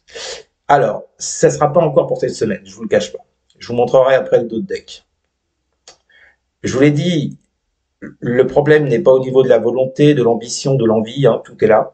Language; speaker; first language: French; native; French